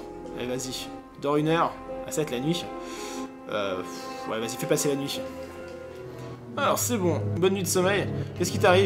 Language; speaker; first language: French; native; French